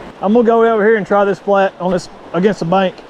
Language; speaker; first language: English; native; English